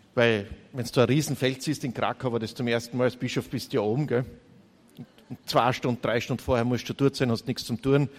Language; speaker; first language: German; native; German